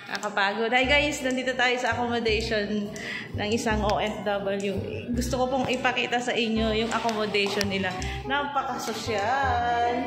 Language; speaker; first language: Filipino; non-native, local second language; Iloko